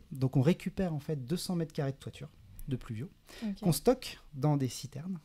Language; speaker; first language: French; native; French